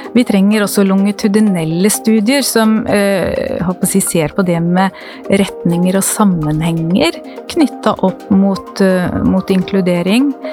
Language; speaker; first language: Norwegian; native; Norwegian